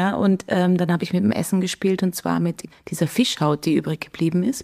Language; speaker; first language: German; native; German